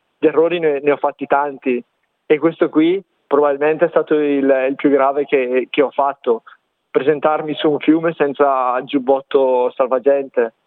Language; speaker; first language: Italian; native; Italian